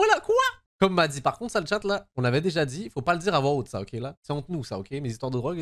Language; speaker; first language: French; native; French